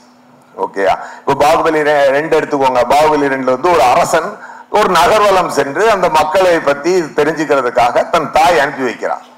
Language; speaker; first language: Tamil; native; Tamil